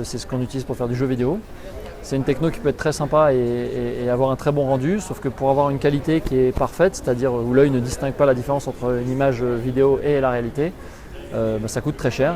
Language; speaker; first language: French; native; French